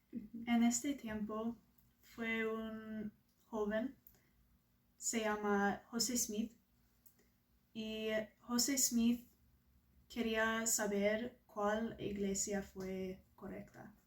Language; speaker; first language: Spanish; non-native, learner; English